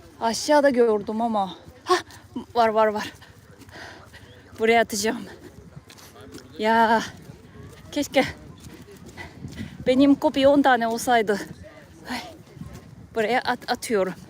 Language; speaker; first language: Turkish; non-native, fluent; Japanese